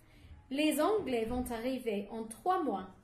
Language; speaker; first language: French; non-native, learner; English